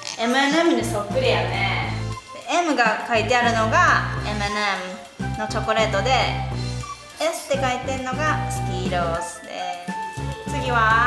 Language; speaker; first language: Japanese; native; Japanese